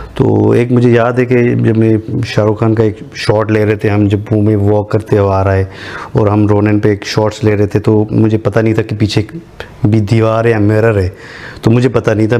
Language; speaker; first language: Urdu; non-native, local second language; Sindhi